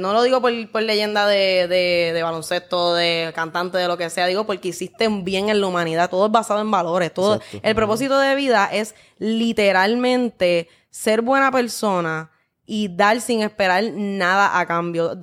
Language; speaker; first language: Spanish; native; Spanish